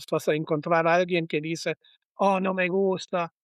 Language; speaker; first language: Spanish; non-native, learner; German